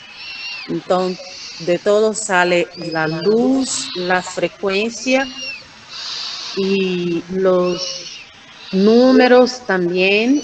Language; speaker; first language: Spanish; non-native, fluent; Portuguese